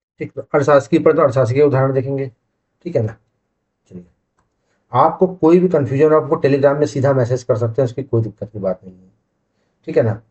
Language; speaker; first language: Hindi; native; Hindi